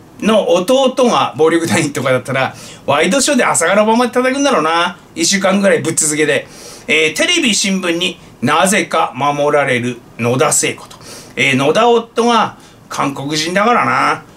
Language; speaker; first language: Japanese; native; Japanese